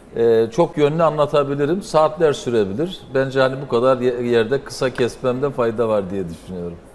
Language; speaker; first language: Turkish; native; Turkish